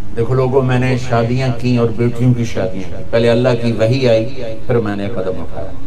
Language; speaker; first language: Urdu; non-native, local second language; Punjabi